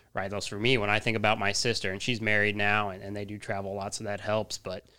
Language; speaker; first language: English; native; English